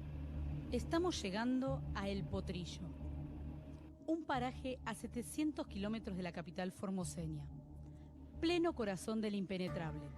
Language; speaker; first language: Spanish; native; Spanish